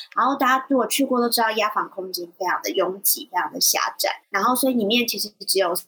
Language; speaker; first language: Chinese; native; Chinese